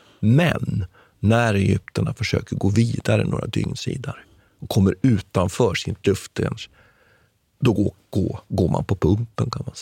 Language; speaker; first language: Swedish; native; Swedish